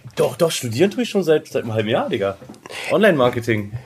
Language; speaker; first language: German; native; German